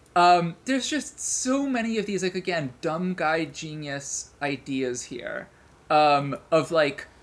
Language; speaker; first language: English; native; English